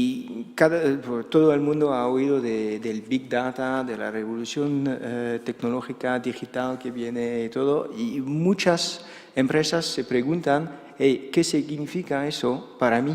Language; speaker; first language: Spanish; non-native, fluent; Dutch